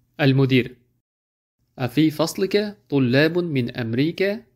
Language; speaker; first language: Arabic; non-native, fluent; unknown